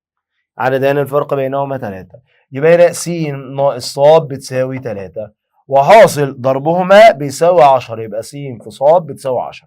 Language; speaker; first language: Arabic; native; Arabic